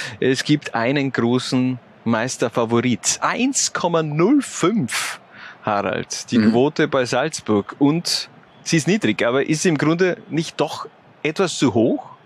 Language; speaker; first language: German; native; German